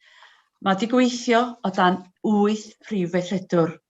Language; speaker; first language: Welsh; native; Welsh